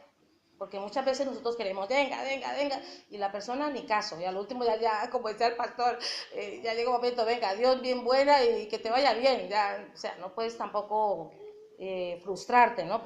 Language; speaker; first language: Spanish; native; Spanish